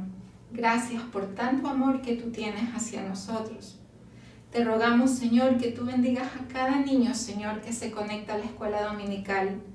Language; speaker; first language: Spanish; native; Spanish